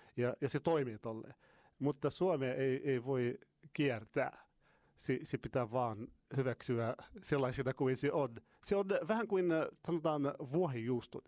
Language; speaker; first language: Finnish; non-native, fluent; Arabic